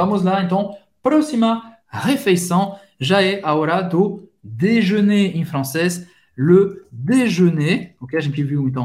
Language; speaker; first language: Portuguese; non-native, fluent; French